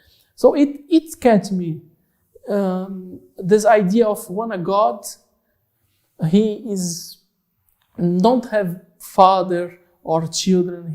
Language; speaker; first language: English; non-native, learner; Portuguese